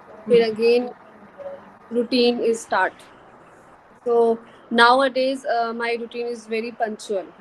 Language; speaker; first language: English; non-native, learner; Hindi